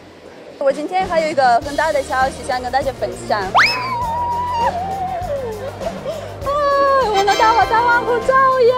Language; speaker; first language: Chinese; non-native, fluent; Russian